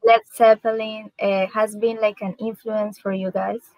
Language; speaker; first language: English; non-native, learner; Spanish